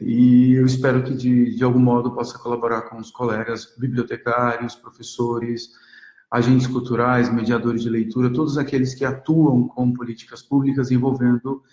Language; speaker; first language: Portuguese; native; Portuguese